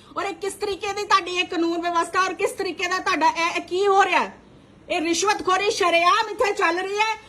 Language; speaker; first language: Hindi; non-native, local second language; Punjabi